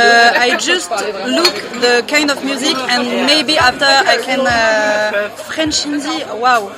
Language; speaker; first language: English; non-native, learner; French